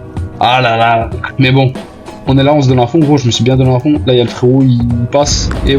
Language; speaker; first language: French; native; French